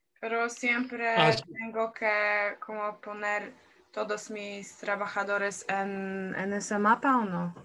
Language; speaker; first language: Spanish; non-native, learner; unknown